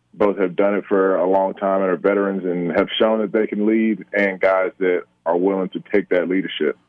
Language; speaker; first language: English; native; English